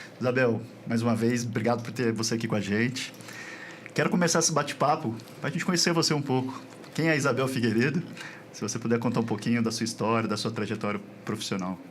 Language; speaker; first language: Portuguese; native; Portuguese